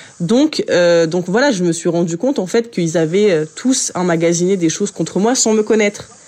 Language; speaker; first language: French; native; French